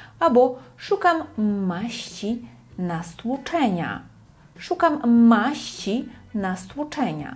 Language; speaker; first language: Polish; non-native, fluent; Ukrainian